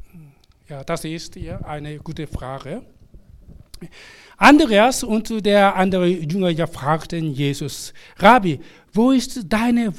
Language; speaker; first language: German; non-native, fluent; Korean